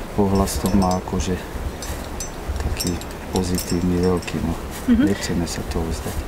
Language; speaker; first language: Slovak; native; Slovak